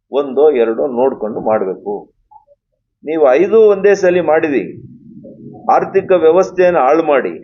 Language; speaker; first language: Kannada; native; Kannada